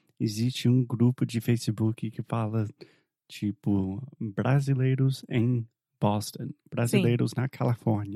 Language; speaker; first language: Portuguese; non-native, fluent; English